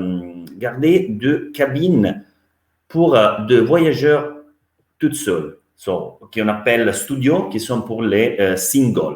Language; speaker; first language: French; non-native, fluent; Italian